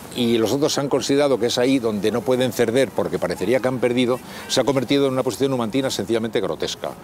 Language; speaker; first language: Spanish; native; Spanish